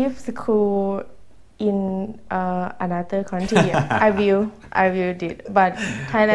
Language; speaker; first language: English; non-native, learner; Thai